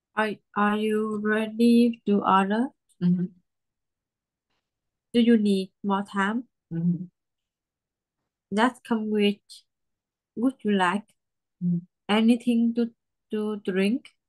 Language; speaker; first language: English; non-native, learner; Vietnamese